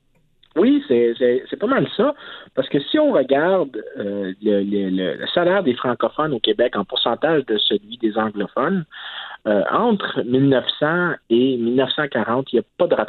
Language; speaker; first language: French; native; French